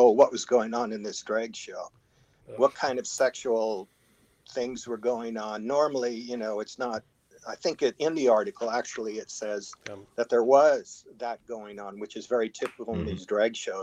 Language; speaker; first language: English; native; English